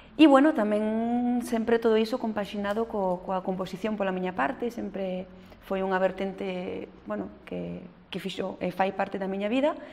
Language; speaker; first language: Galician; early bilingual, heritage; French